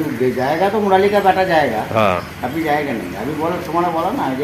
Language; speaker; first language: Hindi; non-native, local second language; Bangla